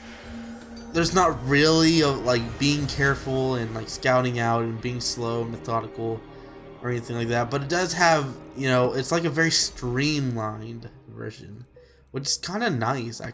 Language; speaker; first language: English; native; English